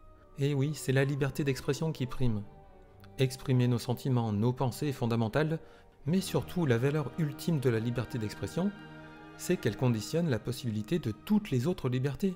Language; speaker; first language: French; native; French